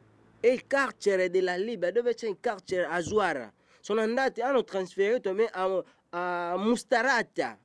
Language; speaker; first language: Italian; non-native, learner; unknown